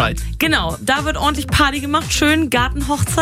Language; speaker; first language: German; native; German